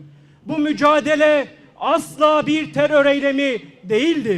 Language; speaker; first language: Turkish; native; Turkish